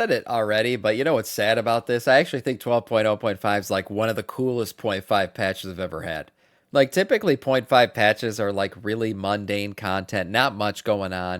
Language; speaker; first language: English; native; English